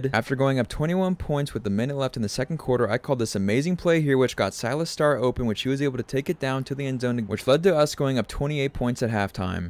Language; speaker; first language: English; native; English